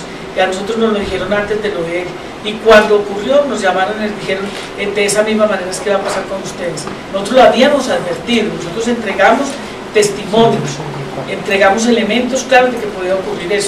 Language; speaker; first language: Spanish; native; Spanish